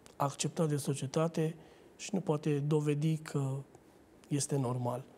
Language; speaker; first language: Romanian; native; Romanian